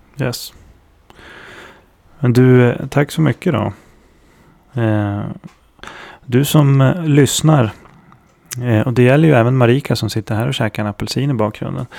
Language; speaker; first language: Swedish; native; Swedish